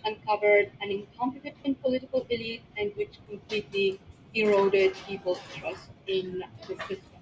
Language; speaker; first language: English; non-native, local second language; Arabic